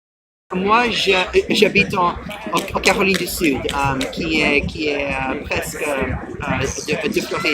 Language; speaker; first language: French; non-native, learner; English